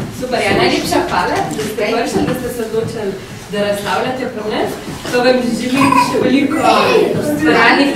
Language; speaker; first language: Slovenian; native; Slovenian